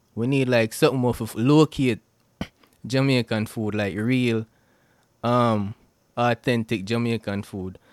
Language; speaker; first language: English; non-native, local second language; Jamaican Creole English